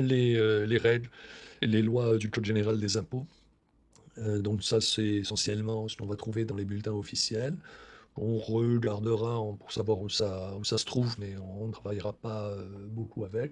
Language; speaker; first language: French; native; French